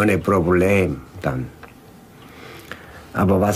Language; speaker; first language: German; non-native, fluent; Korean